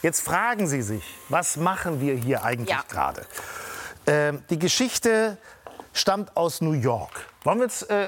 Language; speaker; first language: German; native; German